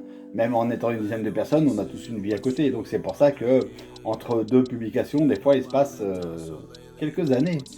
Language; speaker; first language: French; native; French